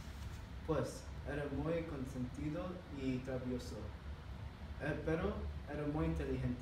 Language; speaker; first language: Spanish; non-native, learner; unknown